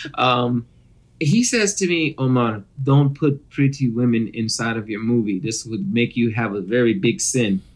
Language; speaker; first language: English; native; English